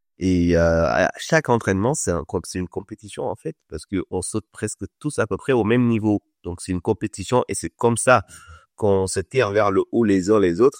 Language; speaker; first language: French; non-native, local second language; Wolof